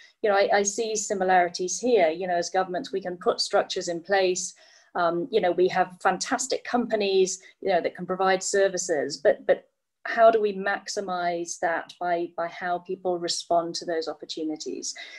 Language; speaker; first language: English; native; English